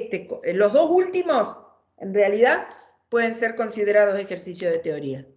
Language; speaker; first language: Spanish; native; Spanish